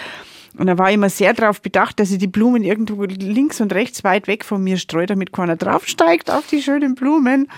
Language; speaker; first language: German; native; German